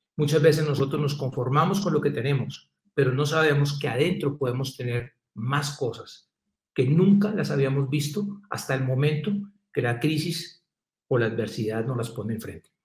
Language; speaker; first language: Spanish; native; Spanish